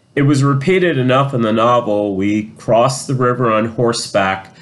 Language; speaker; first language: English; native; English